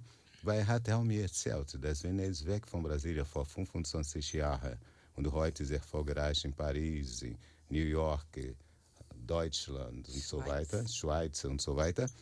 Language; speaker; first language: German; non-native, learner; Portuguese